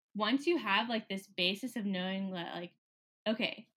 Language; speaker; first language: English; native; English